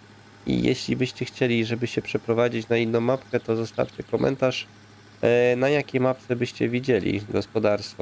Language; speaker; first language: Polish; native; Polish